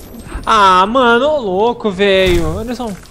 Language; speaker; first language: Portuguese; native; Portuguese